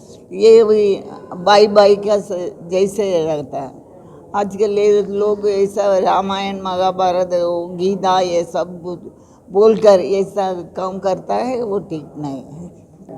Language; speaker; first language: Hindi; non-native, local second language; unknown